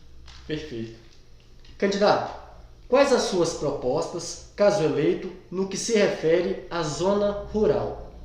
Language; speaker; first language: Portuguese; native; Portuguese